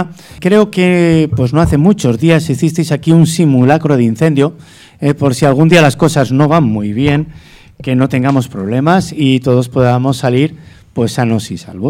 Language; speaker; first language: Spanish; native; Spanish